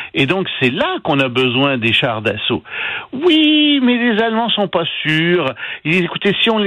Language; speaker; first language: French; native; French